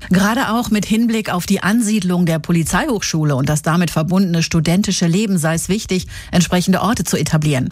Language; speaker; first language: German; native; German